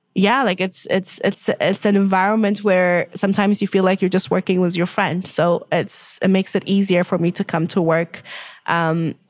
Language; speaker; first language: English; non-native, fluent; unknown